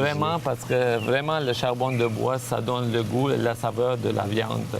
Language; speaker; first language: French; non-native, fluent; Armenian